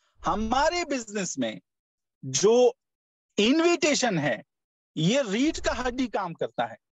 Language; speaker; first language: Urdu; non-native, local second language; Pashto